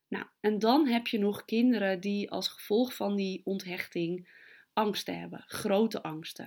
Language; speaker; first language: Dutch; native; Dutch